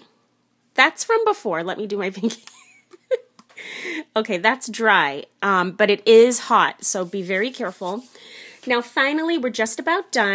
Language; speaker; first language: English; native; English